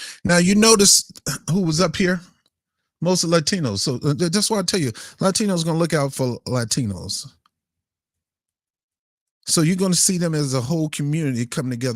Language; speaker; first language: English; native; English